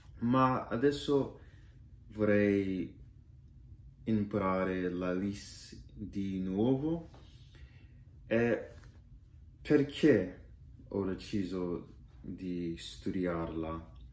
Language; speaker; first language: Italian; non-native, learner; English